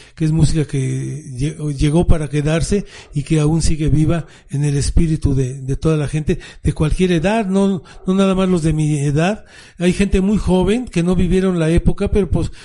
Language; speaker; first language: Spanish; native; Spanish